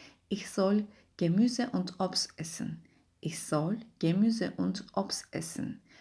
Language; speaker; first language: German; non-native, fluent; Turkish